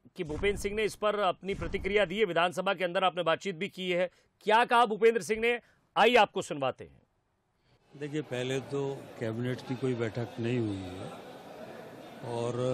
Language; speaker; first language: Hindi; native; Hindi